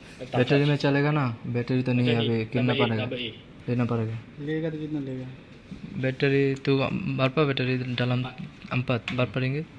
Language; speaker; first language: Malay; non-native, learner; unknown